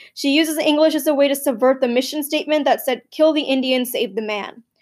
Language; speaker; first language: English; early bilingual, other home language; Gujarati